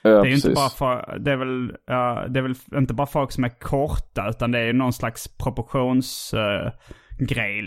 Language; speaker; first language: Swedish; native; Swedish